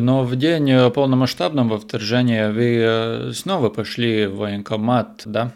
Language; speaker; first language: Russian; non-native, local second language; Latvian